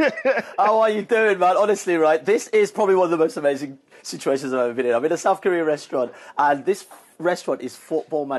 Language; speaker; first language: English; non-native, local second language; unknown